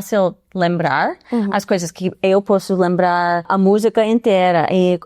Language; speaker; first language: Portuguese; non-native, fluent; English